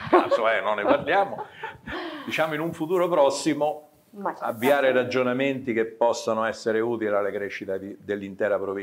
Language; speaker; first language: Italian; native; Italian